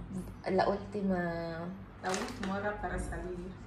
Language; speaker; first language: Spanish; non-native, learner; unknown